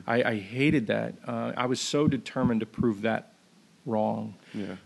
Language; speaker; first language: English; native; English